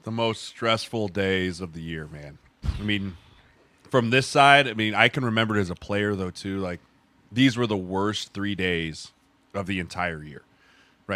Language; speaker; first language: English; native; English